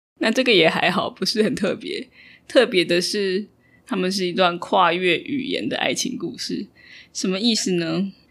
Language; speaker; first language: Chinese; native; Chinese